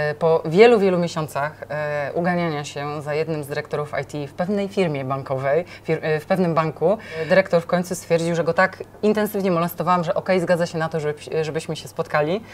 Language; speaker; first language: Polish; native; Polish